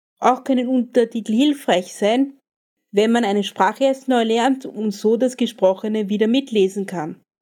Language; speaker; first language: German; native; German